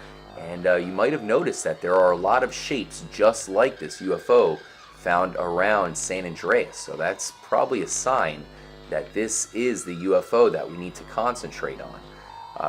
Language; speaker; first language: English; native; English